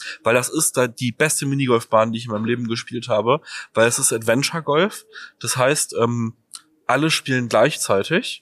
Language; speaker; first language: German; native; German